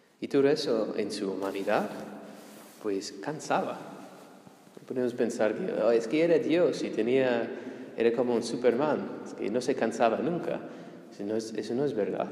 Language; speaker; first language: Spanish; non-native, fluent; English